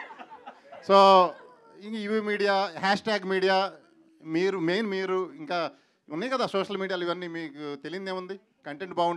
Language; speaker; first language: Telugu; native; Telugu